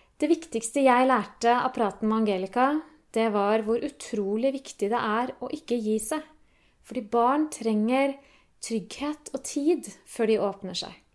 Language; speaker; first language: Norwegian; native; Norwegian